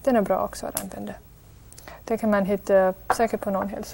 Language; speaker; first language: Swedish; non-native, fluent; English